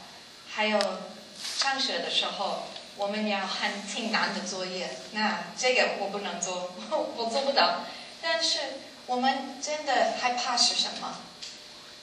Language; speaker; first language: Chinese; non-native, learner; English